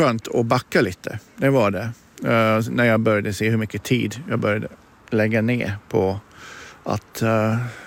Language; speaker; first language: Swedish; non-native, fluent; English